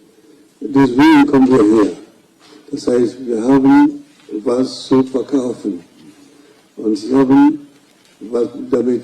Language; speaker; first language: German; non-native, fluent; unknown